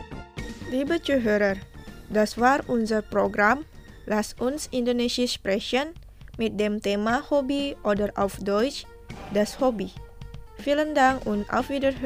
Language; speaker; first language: German; non-native, fluent; Indonesian